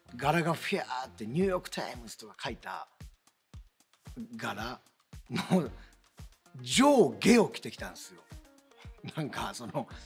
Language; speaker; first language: Japanese; native; Japanese